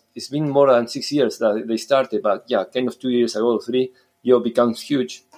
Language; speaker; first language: English; non-native, fluent; Spanish